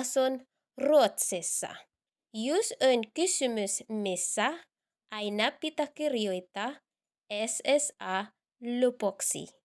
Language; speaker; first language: Finnish; non-native, learner; Cebuano